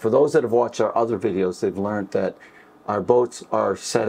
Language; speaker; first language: English; native; English